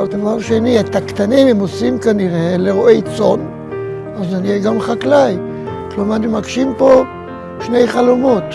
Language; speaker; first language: Hebrew; non-native, fluent; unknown